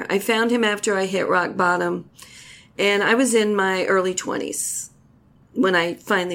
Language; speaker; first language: English; native; English